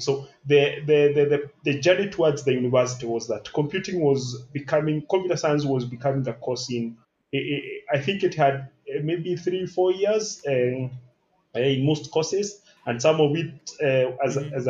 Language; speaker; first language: English; non-native, local second language; Kikuyu